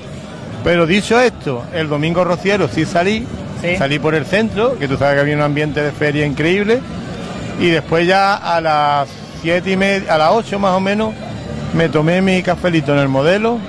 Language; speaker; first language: Spanish; native; Spanish